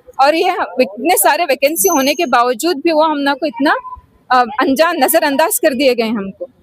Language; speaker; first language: Urdu; native; Urdu